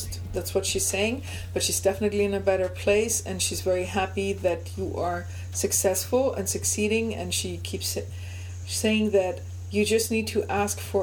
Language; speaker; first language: English; non-native, fluent; German